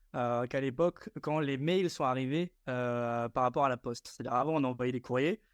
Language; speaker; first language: French; native; French